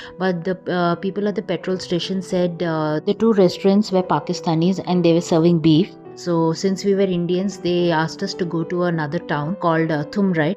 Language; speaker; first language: English; non-native, local second language; Bangla